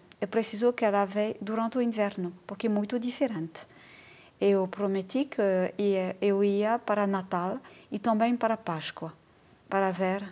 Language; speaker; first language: Portuguese; non-native, fluent; French